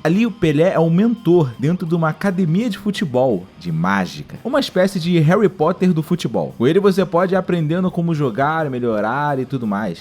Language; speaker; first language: Portuguese; native; Portuguese